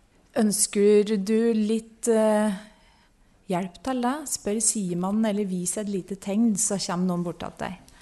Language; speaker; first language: Norwegian; native; Norwegian